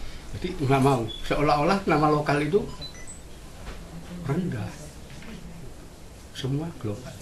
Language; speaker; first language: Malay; non-native, local second language; Javanese